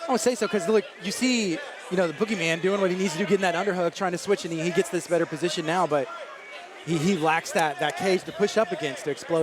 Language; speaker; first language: English; native; English